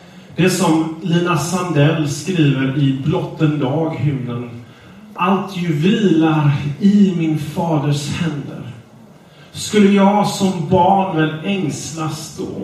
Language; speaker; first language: Swedish; non-native, fluent; English